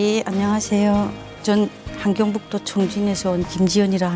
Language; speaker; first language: Korean; native; Korean